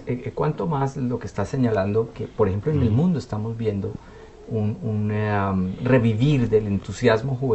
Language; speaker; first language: Spanish; native; Spanish